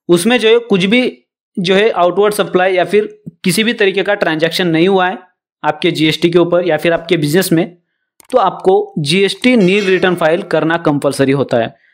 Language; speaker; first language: Hindi; non-native, local second language; Marathi